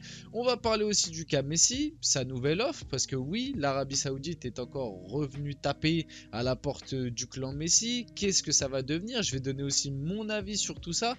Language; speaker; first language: French; early bilingual, other home language; Portuguese